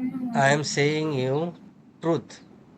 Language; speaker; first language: English; non-native, learner; Urdu